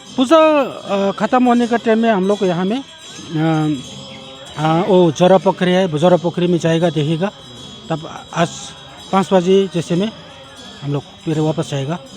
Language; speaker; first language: Hindi; non-native, learner; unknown